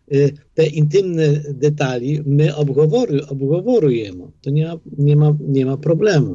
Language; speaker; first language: Polish; non-native, fluent; Ukrainian